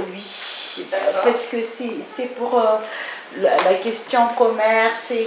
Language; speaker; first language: French; non-native, local second language; Malagasy